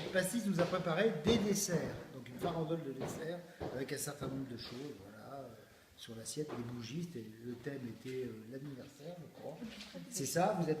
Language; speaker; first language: French; native; French